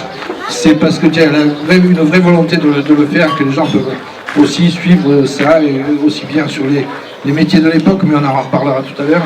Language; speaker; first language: French; native; French